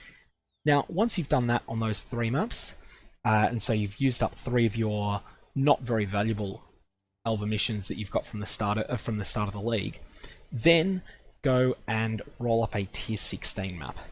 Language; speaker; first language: English; native; English